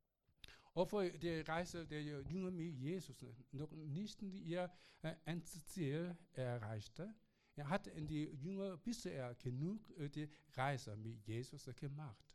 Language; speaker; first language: German; non-native, learner; Korean